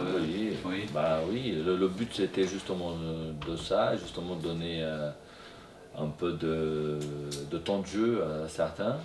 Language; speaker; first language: French; non-native, fluent; Portuguese